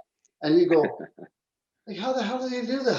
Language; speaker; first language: English; native; English